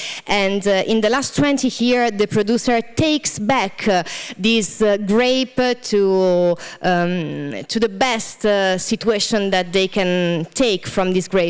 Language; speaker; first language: English; non-native, fluent; Italian